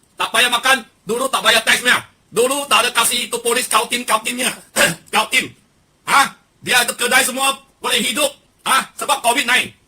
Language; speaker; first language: Malay; non-native, local second language; Chinese